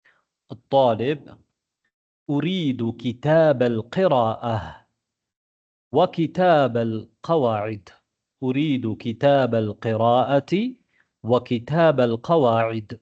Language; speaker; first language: Arabic; non-native, fluent; Tamil